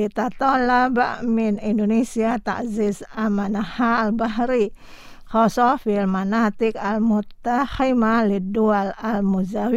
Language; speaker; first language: Arabic; non-native, fluent; Indonesian